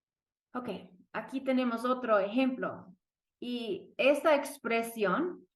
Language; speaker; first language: Spanish; non-native, fluent; English